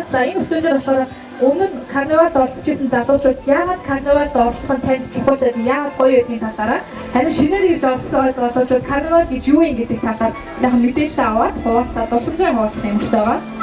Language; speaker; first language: Mongolian; native; Mongolian